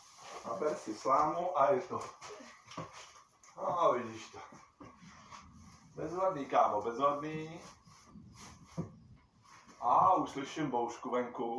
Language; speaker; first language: Czech; native; Czech